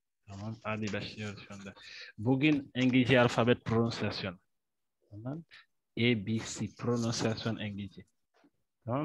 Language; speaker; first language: Turkish; non-native, learner; French